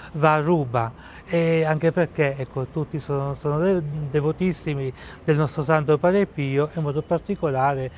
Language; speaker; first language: Italian; native; Italian